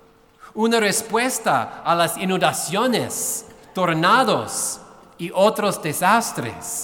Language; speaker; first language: Spanish; non-native, fluent; English